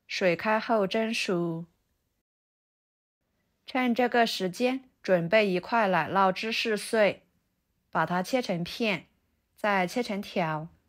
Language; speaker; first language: Chinese; native; Chinese